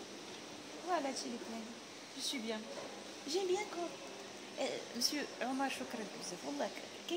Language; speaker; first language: French; non-native, local second language; Arabic